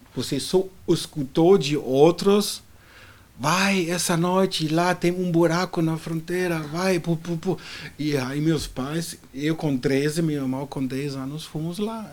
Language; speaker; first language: Portuguese; non-native, fluent; German